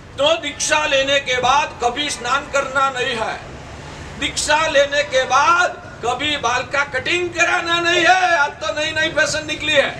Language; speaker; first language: Hindi; non-native, local second language; Gujarati